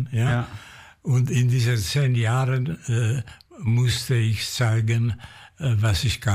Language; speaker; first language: German; non-native, fluent; Polish